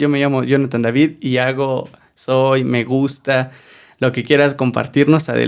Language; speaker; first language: Spanish; native; Spanish